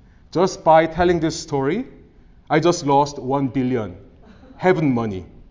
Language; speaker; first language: English; non-native, fluent; Korean